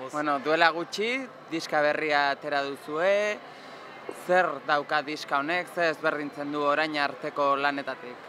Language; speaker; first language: Basque; native; Basque